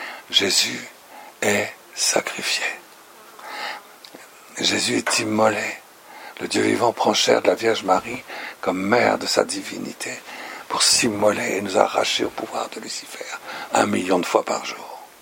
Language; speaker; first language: French; native; French